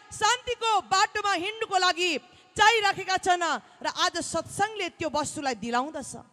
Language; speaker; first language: Nepali; native; Nepali